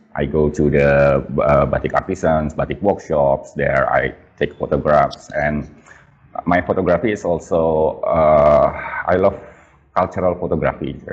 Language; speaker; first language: English; non-native, fluent; Indonesian